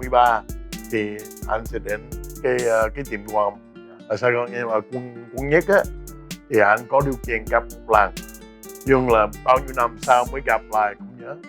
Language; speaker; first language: Vietnamese; early bilingual, heritage; English